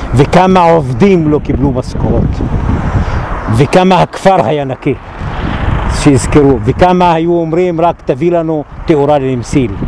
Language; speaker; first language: Hebrew; non-native, local second language; Arabic